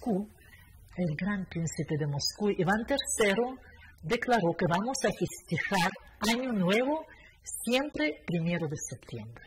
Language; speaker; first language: Spanish; non-native, fluent; Russian